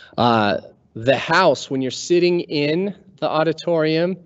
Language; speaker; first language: English; native; English